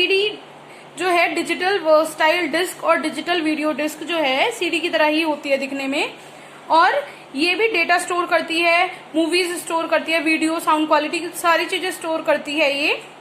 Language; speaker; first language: Hindi; native; Hindi